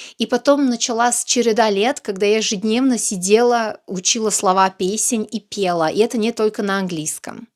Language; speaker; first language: Russian; non-native, fluent; Serbian